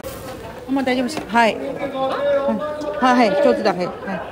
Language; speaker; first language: Chinese; native; Chinese